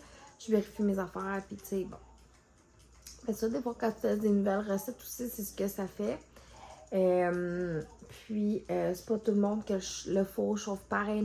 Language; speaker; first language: French; native; French